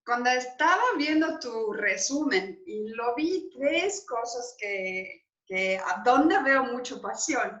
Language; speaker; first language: Spanish; non-native, learner; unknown